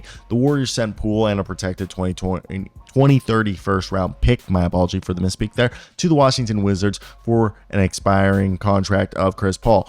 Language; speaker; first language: English; native; English